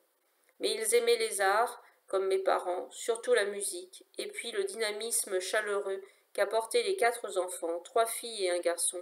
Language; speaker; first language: French; native; French